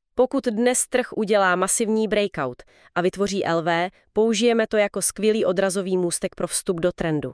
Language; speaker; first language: Czech; native; Czech